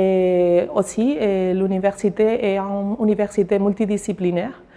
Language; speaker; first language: French; non-native, learner; Spanish